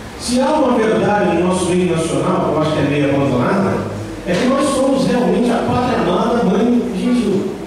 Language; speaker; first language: Portuguese; native; Portuguese